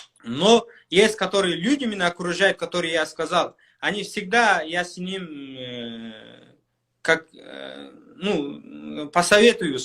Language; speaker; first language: Russian; non-native, local second language; Kyrgyz